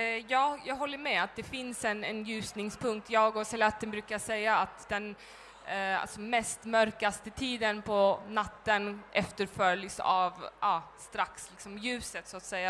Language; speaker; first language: Swedish; early bilingual, other home language; Turkish